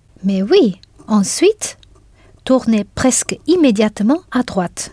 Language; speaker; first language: French; non-native, fluent; English